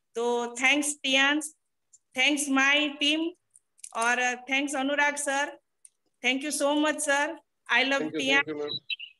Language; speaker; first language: Hindi; non-native, local second language; Gujarati